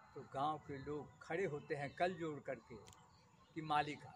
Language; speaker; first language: Hindi; native; Hindi